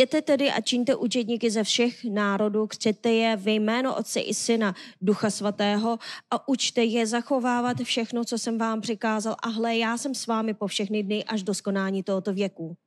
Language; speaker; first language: Czech; non-native, learner; Korean